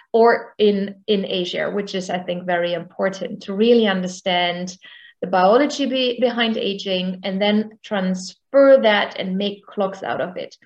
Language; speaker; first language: English; non-native, fluent; German